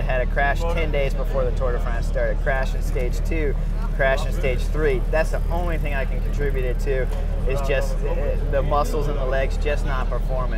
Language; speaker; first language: English; native; English